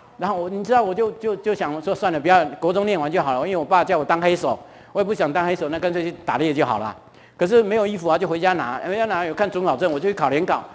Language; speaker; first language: Chinese; non-native, local second language; Hakka Chinese